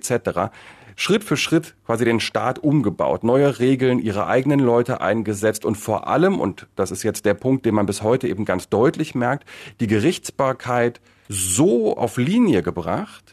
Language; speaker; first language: German; native; German